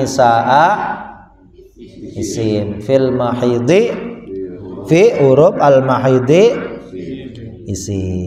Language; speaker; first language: Arabic; non-native, fluent; Indonesian